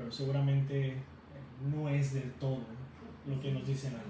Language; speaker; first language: Spanish; native; Spanish